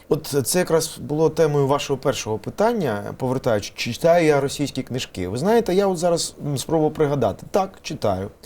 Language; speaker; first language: Ukrainian; non-native, local second language; Russian